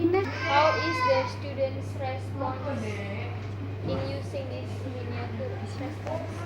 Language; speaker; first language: English; non-native, learner; Indonesian